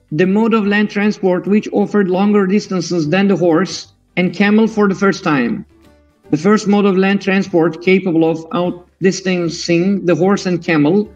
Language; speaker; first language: English; non-native, fluent; Turkish